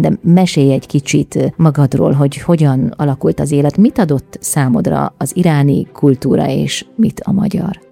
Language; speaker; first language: Hungarian; native; Hungarian